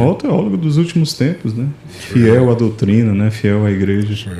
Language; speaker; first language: Portuguese; native; Portuguese